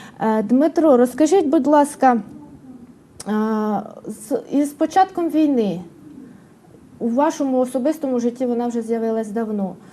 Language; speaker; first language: Ukrainian; native; Ukrainian